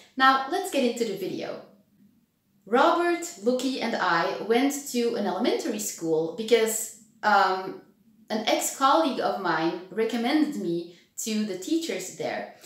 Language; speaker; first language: English; non-native, fluent; Dutch